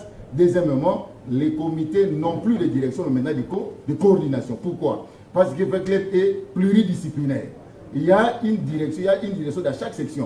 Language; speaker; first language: French; non-native, local second language; Lingala